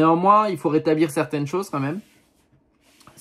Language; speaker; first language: French; native; French